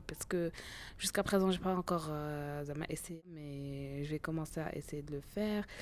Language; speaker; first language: French; non-native, local second language; Arabic